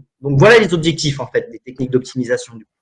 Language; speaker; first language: French; native; French